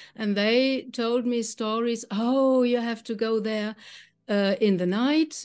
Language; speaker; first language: English; non-native, fluent; German